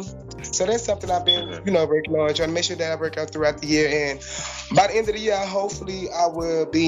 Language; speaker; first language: English; native; English